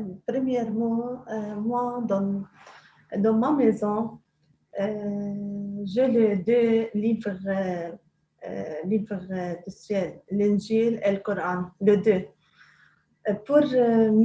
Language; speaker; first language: French; non-native, local second language; Arabic